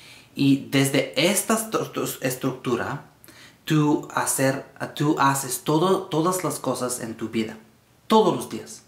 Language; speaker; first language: Spanish; non-native, learner; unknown